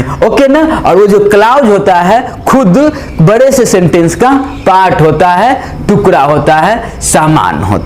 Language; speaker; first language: Hindi; native; Hindi